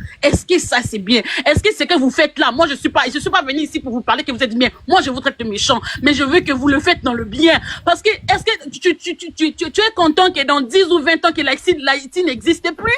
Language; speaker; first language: French; non-native, local second language; Lingala